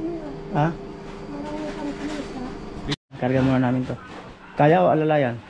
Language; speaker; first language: Filipino; native; Filipino